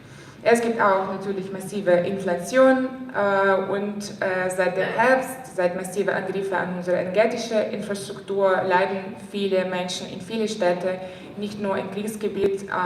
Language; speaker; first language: German; non-native, fluent; Ukrainian